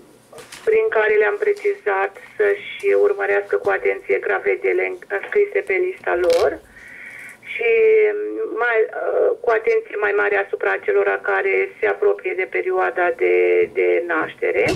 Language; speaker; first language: Romanian; native; Romanian